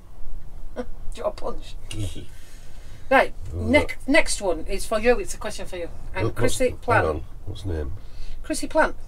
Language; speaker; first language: English; native; English